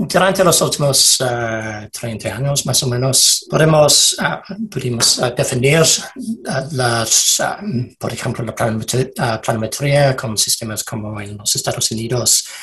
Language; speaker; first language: Spanish; non-native, learner; English